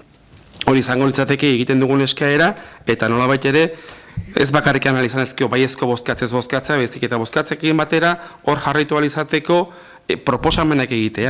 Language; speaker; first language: Basque; native; Basque